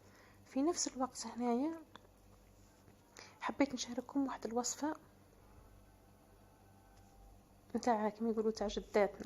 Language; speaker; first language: Arabic; native; Arabic